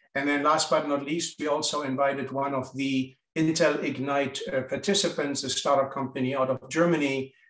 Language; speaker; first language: English; non-native, fluent; German